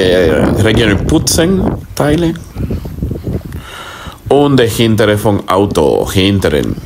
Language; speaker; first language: German; non-native, learner; Spanish